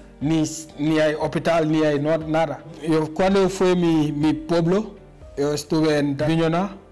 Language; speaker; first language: Spanish; non-native, learner; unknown